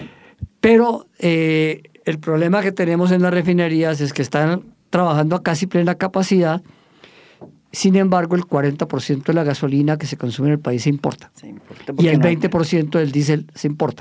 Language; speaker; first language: Spanish; native; Spanish